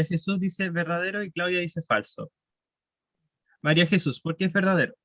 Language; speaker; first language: Spanish; native; Spanish